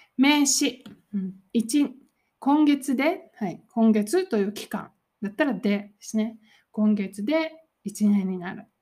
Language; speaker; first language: Japanese; native; Japanese